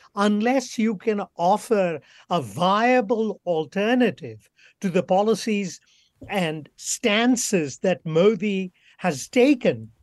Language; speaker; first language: English; non-native, local second language; Bangla